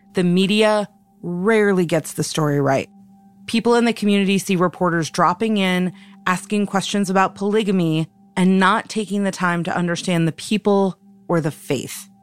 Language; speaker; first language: English; native; English